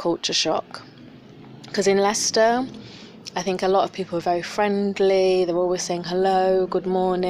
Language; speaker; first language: English; native; English